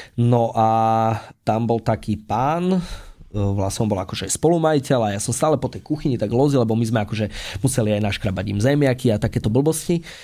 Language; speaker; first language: Slovak; native; Slovak